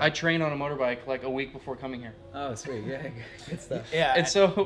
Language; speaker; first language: English; native; English